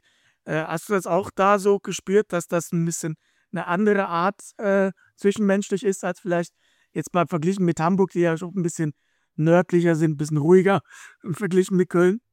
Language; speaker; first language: German; native; German